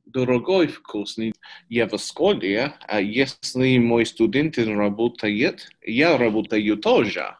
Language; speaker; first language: Russian; non-native, learner; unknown